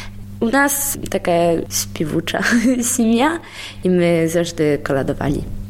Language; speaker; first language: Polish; non-native, local second language; Ukrainian